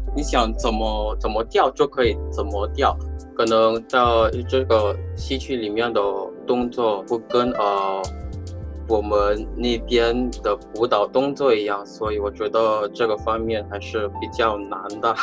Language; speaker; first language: Chinese; non-native, fluent; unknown